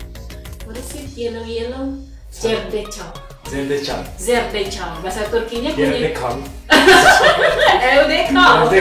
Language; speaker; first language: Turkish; non-native, learner; Indonesian